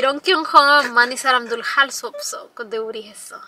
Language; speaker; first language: Korean; non-native, learner; Spanish